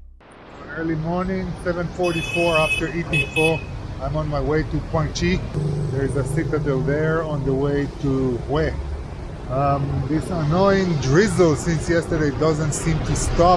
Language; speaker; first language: English; non-native, fluent; Hebrew